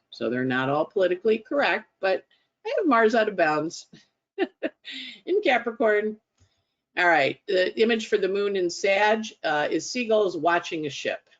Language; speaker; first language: English; native; English